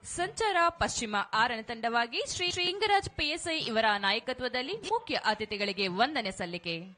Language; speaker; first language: Kannada; native; Kannada